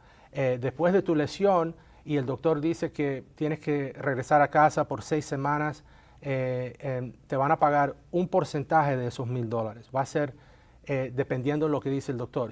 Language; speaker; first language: Spanish; native; Spanish